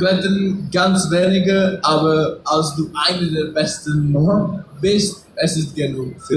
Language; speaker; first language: German; non-native, learner; Czech